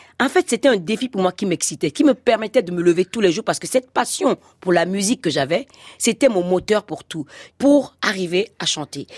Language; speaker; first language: French; non-native, local second language; Fon